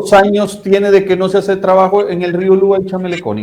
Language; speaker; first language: Spanish; native; Spanish